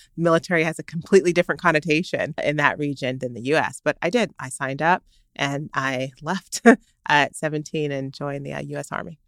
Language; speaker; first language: English; native; English